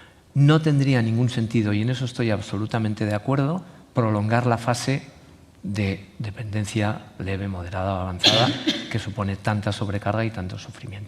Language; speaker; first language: Spanish; native; Spanish